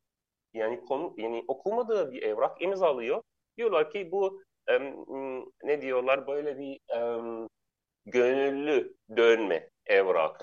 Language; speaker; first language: Turkish; non-native, learner; Arabic